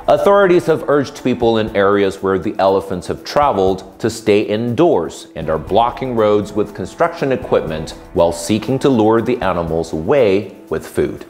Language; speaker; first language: English; non-native, fluent; Chinese